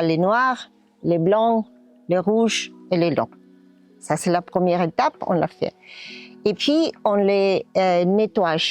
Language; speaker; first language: French; non-native, learner; Spanish